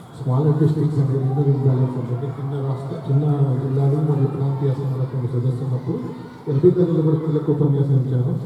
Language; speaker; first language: Telugu; non-native, local second language; Urdu